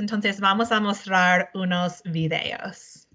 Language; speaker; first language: Spanish; non-native, learner; English